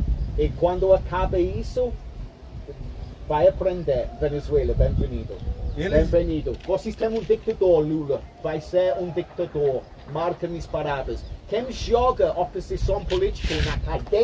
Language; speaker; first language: Portuguese; non-native, fluent; English